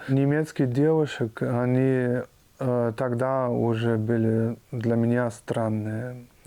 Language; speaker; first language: Russian; non-native, fluent; German